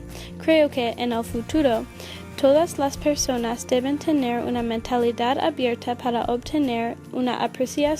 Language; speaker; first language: Spanish; early bilingual, heritage; English